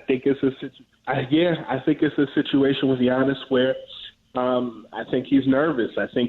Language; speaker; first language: English; native; English